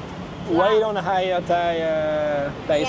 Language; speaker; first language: English; non-native, fluent; French